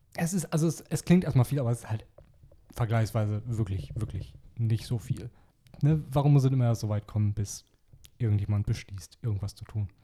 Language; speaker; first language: German; native; German